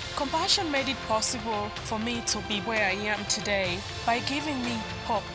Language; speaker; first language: English; non-native, local second language; Acoli